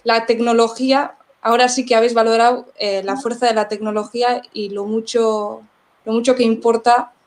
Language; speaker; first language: Spanish; non-native, local second language; Basque